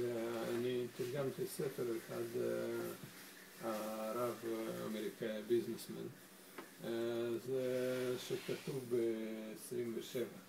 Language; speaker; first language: Hebrew; non-native, fluent; Russian